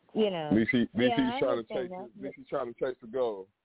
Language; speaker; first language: English; native; English